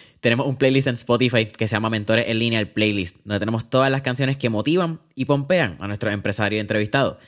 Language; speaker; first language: Spanish; native; Spanish